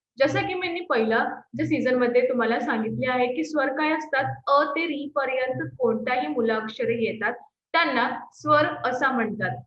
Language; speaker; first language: Marathi; non-native, local second language; Hindi